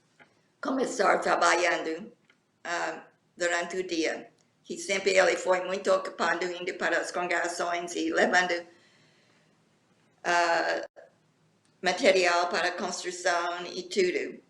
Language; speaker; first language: Portuguese; non-native, fluent; English